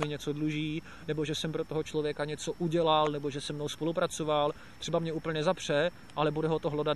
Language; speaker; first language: Czech; native; Czech